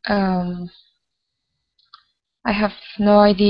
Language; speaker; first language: English; non-native, learner; Korean